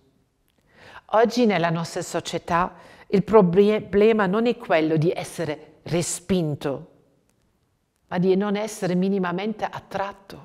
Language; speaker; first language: Italian; non-native, fluent; German